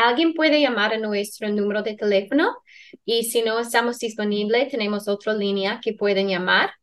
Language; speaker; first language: Spanish; non-native, fluent; English